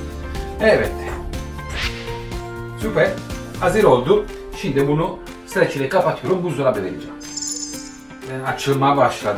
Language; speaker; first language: Turkish; non-native, fluent; Italian